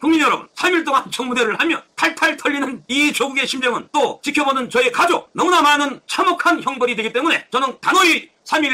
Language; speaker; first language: Korean; native; Korean